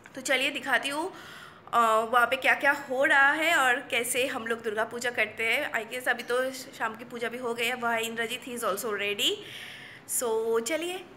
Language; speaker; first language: Hindi; non-native, local second language; Bangla